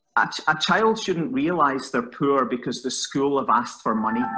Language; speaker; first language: English; native; English